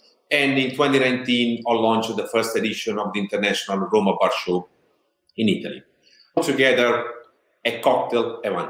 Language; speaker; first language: English; non-native, fluent; Italian